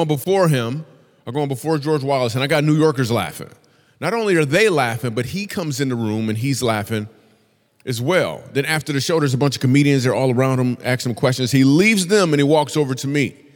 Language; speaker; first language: English; native; English